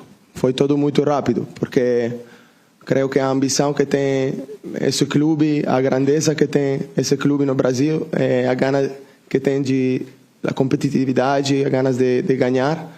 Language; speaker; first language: Portuguese; non-native, learner; Italian